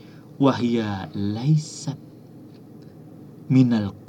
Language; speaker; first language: Arabic; non-native, fluent; Indonesian